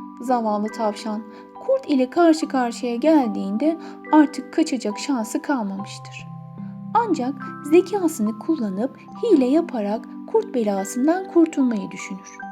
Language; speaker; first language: Turkish; native; Turkish